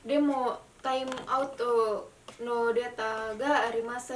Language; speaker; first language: Japanese; non-native, learner; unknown